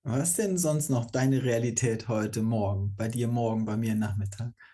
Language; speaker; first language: German; native; German